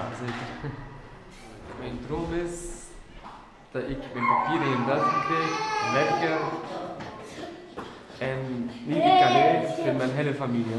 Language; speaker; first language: Dutch; early bilingual, other home language; Albanian